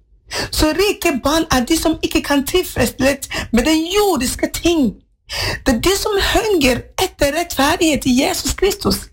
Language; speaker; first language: Swedish; non-native, learner; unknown